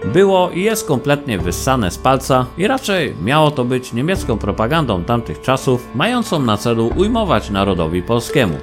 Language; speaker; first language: Polish; native; Polish